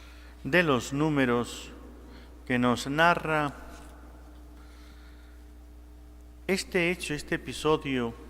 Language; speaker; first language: Spanish; native; Spanish